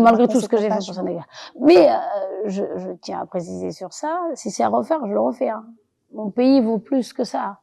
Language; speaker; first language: French; non-native, local second language; Wolof